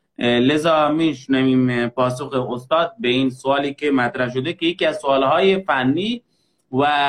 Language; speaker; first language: Persian; native; Persian